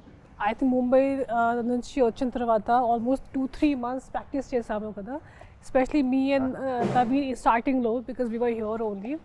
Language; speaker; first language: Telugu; non-native, local second language; Hindi